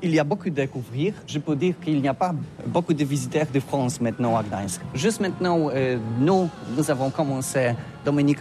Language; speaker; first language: French; non-native, learner; Polish